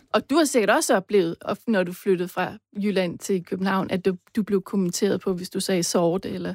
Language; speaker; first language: Danish; native; Danish